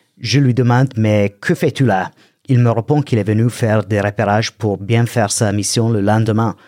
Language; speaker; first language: French; non-native, fluent; English